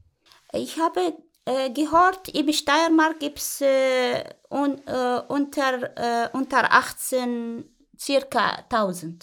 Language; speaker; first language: German; non-native, learner; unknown